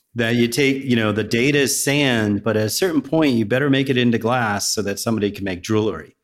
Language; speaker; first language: English; native; English